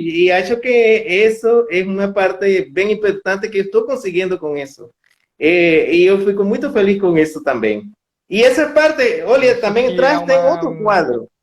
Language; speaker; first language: Portuguese; non-native, fluent; Spanish